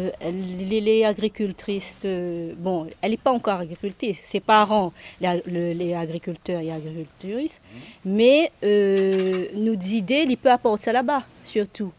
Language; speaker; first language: French; non-native, local second language; Réunion Creole French